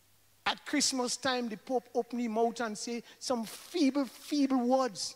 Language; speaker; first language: English; native; English